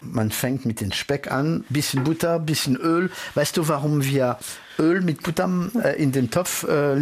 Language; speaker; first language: German; early bilingual, heritage; French